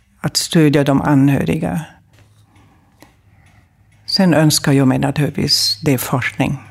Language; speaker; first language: Swedish; non-native, fluent; German